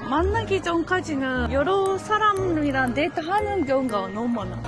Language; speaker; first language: Korean; non-native, fluent; Japanese